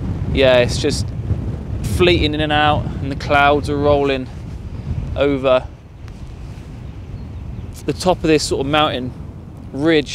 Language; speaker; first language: English; native; English